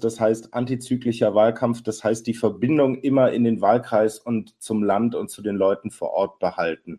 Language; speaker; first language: German; native; German